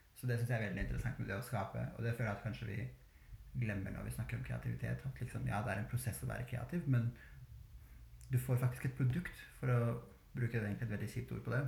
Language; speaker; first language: Norwegian; early bilingual, other home language; Albanian